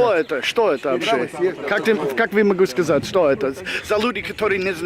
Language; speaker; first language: Russian; non-native, learner; English